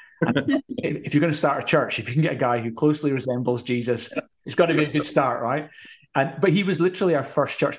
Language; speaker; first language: English; native; English